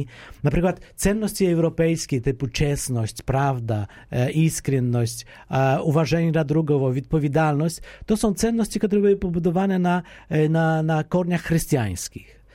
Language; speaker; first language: Polish; non-native, fluent; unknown